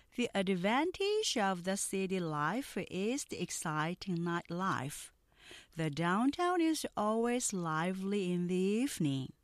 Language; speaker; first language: English; non-native, fluent; Korean